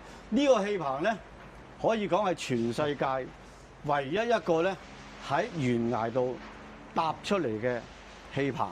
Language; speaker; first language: Cantonese; native; Cantonese